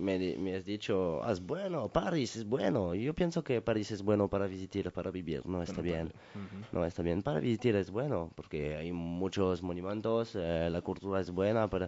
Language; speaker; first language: Spanish; non-native, learner; French